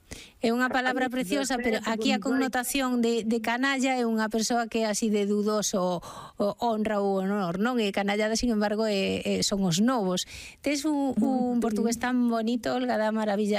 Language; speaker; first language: Galician; native; Galician